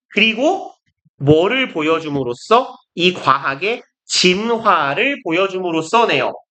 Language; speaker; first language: Korean; native; Korean